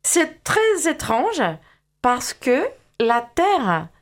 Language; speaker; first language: French; non-native, fluent; Greek